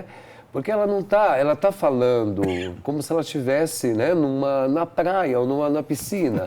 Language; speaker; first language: Portuguese; native; Portuguese